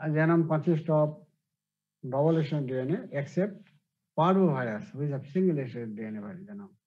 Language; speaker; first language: English; non-native, local second language; Bangla